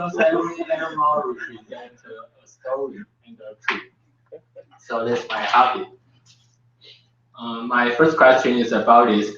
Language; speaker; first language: English; non-native, learner; Chinese